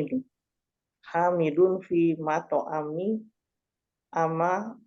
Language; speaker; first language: Arabic; non-native, learner; Indonesian